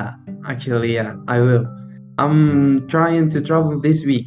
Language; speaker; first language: English; non-native, learner; Arabic